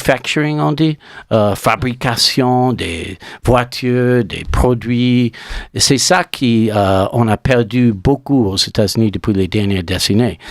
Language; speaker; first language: French; non-native, learner; English